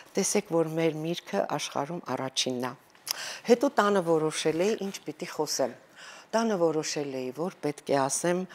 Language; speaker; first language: Armenian; native; Armenian